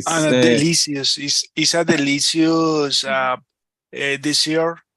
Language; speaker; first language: English; non-native, learner; Spanish